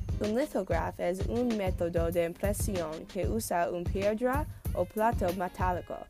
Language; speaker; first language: Spanish; non-native, learner; English